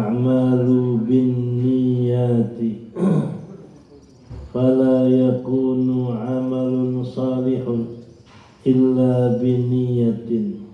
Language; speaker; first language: Arabic; non-native, fluent; Indonesian